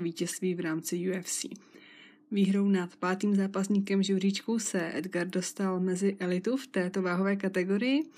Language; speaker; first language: Czech; native; Czech